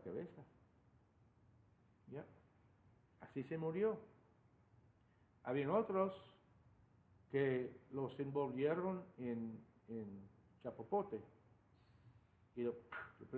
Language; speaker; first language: Spanish; non-native, fluent; English